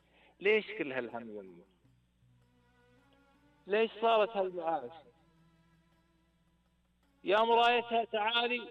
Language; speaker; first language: Arabic; native; Arabic